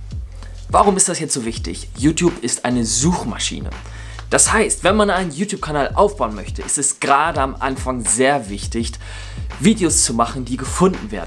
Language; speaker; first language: German; native; German